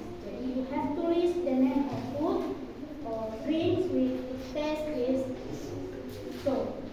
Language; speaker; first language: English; non-native, learner; Indonesian